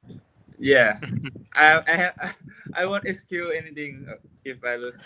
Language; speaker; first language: English; non-native, learner; Thai